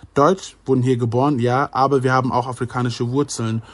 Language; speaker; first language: German; native; German